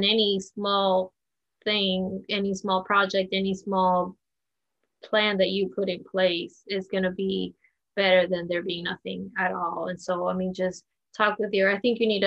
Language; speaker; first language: English; non-native, fluent; Spanish